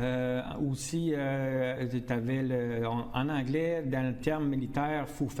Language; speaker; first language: French; native; French